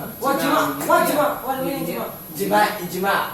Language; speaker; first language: English; non-native, learner; Indonesian